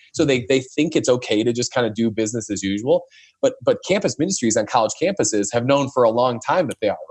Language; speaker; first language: English; native; English